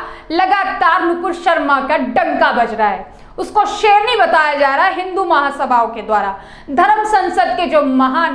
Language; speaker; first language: Hindi; native; Hindi